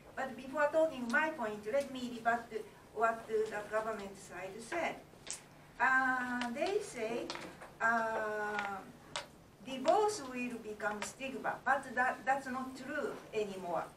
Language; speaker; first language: English; non-native, learner; Japanese